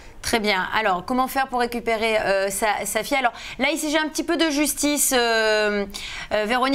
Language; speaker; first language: French; native; French